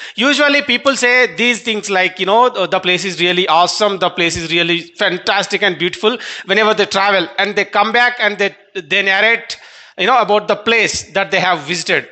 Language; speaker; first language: English; non-native, local second language; Telugu